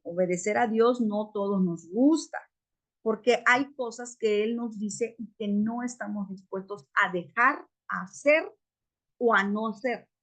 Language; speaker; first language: Spanish; native; Spanish